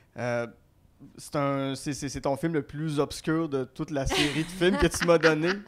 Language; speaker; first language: French; native; French